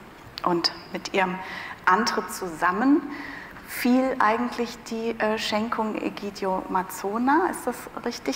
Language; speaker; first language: German; native; German